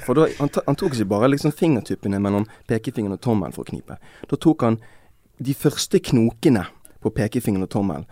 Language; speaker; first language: Norwegian; native; Norwegian